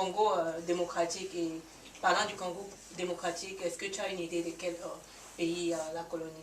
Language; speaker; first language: French; non-native, learner; English